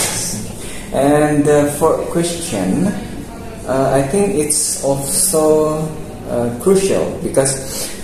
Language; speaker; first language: English; non-native, local second language; Indonesian